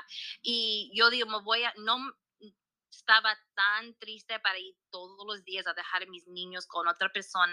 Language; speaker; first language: Spanish; early bilingual, heritage; Spanish